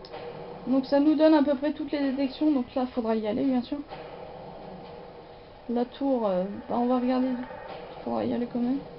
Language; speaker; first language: French; native; French